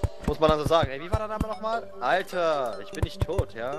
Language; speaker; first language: German; native; German